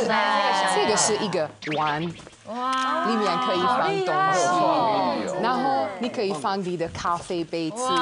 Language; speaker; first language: Chinese; non-native, fluent; Hungarian